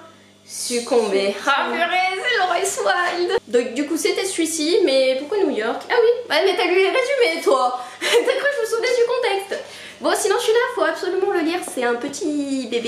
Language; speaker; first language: French; native; French